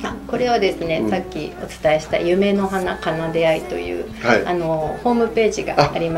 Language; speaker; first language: Japanese; native; Japanese